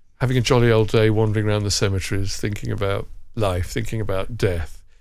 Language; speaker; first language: English; native; English